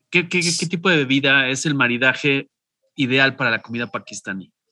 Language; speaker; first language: Spanish; native; Spanish